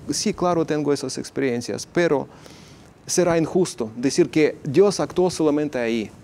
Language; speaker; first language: Spanish; non-native, fluent; Ukrainian